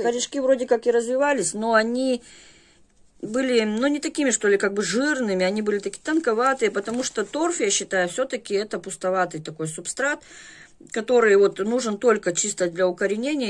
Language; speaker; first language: Russian; native; Russian